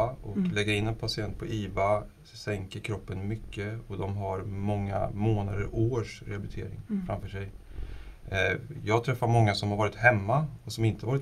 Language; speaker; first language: Swedish; non-native, fluent; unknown